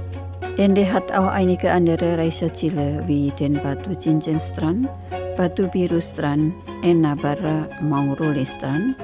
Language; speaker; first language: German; non-native, fluent; Indonesian